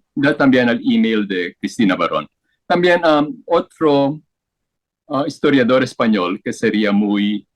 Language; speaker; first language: Spanish; non-native, fluent; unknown